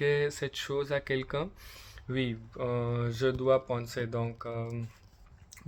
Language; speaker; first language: French; non-native, learner; English